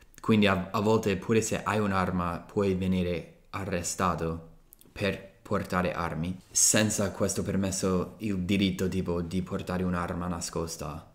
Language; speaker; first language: Italian; non-native, fluent; English